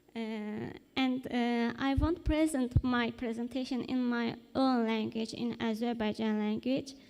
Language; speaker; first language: English; non-native, learner; Azerbaijani